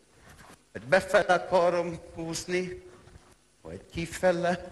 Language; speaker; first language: Hungarian; non-native, learner; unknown